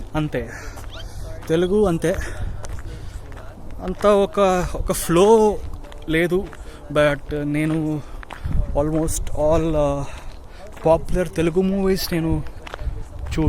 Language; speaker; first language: Telugu; non-native, local second language; Tamil